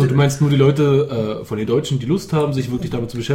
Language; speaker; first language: German; native; German